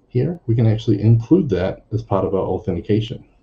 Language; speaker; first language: English; native; English